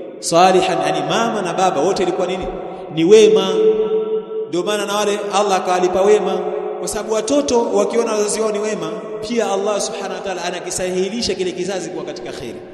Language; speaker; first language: Swahili; native; Swahili